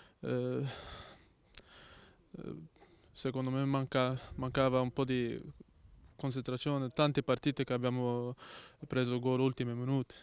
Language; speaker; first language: Italian; non-native, learner; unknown